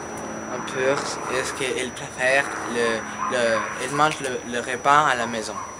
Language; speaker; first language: French; non-native, learner; Spanish